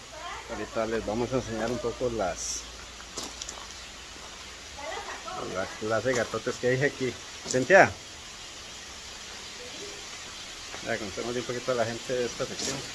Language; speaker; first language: Spanish; native; Spanish